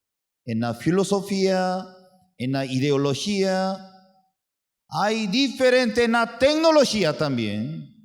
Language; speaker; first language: Spanish; non-native, fluent; Korean